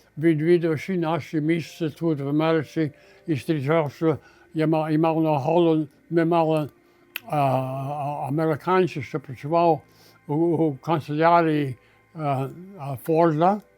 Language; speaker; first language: Ukrainian; early bilingual, heritage; Ukrainian